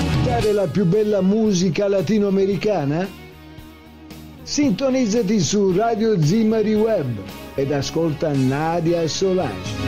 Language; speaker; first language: Italian; native; Italian